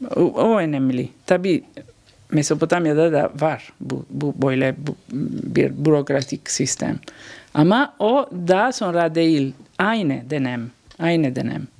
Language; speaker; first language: Turkish; non-native, learner; Italian